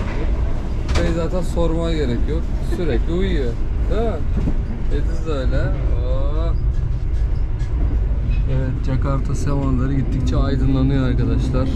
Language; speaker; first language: Turkish; native; Turkish